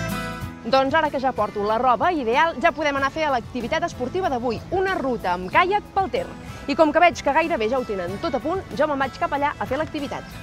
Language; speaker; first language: Catalan; native; Catalan